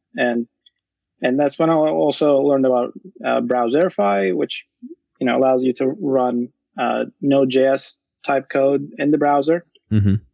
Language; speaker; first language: English; non-native, fluent; Turkish